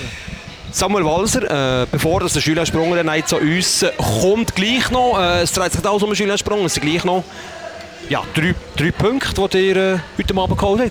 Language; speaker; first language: German; native; German